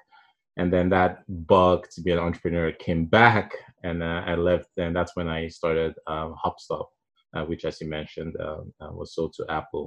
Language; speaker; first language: English; non-native, local second language; Igbo